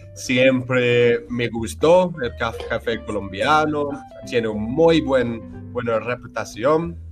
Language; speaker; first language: Spanish; non-native, fluent; English